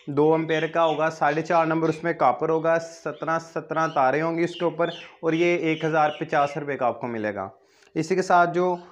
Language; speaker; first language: Urdu; non-native, local second language; Punjabi